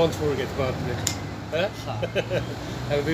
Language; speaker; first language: English; non-native, learner; Turkish